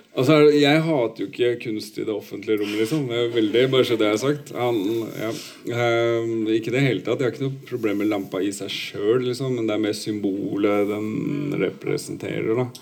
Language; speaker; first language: Norwegian; early bilingual, other home language; Urdu